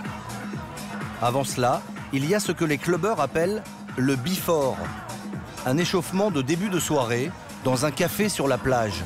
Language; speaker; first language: French; native; French